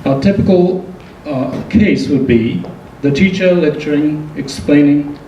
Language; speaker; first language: English; non-native, fluent; Japanese